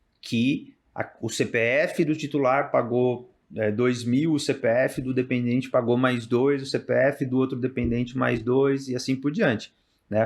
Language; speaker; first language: Portuguese; native; Portuguese